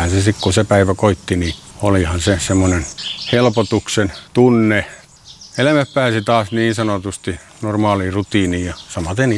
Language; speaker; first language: Finnish; native; Finnish